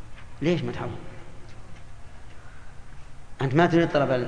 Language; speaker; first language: Arabic; native; Arabic